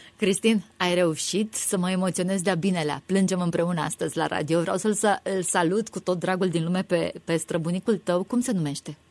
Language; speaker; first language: Romanian; native; Romanian